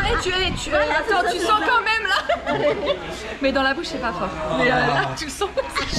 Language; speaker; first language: French; native; French